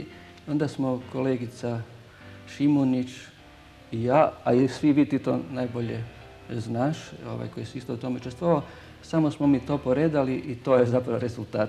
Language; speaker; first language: Croatian; native; Croatian